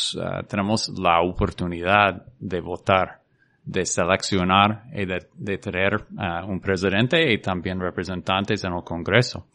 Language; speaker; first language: Spanish; non-native, fluent; English